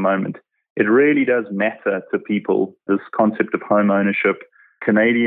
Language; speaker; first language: English; native; English